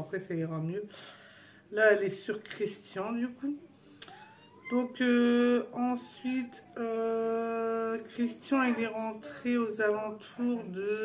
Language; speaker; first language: French; native; French